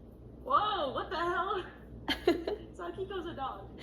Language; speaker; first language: English; native; English